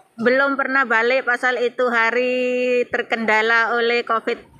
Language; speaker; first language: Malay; non-native, local second language; Javanese